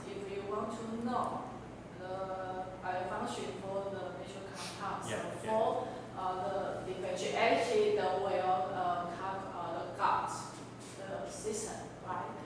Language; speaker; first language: English; non-native, learner; Chinese